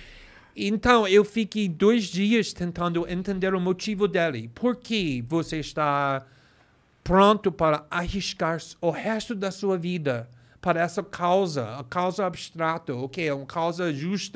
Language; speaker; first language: Portuguese; non-native, fluent; English